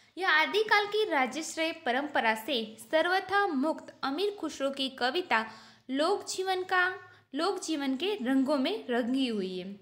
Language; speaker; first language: Hindi; non-native, local second language; Gujarati